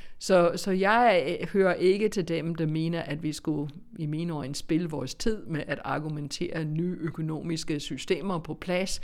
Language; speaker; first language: Danish; non-native, fluent; English